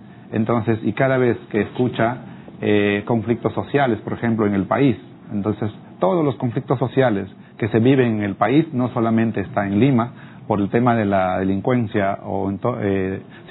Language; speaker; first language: Spanish; non-native, local second language; Aymara